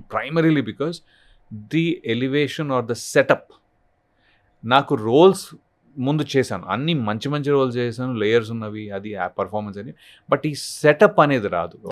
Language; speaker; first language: Telugu; native; Telugu